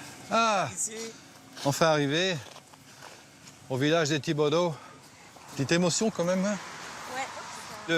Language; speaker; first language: French; native; French